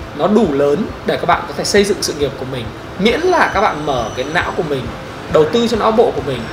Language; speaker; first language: Vietnamese; native; Vietnamese